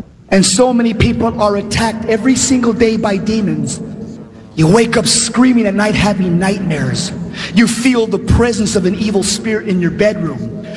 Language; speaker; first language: English; early bilingual, other home language; Spanish